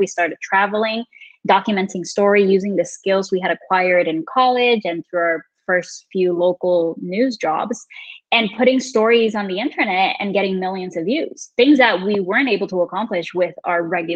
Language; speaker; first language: English; non-native, fluent; Spanish